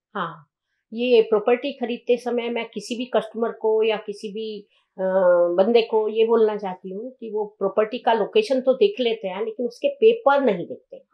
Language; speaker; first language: Hindi; native; Hindi